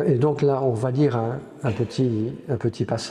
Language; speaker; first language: French; native; French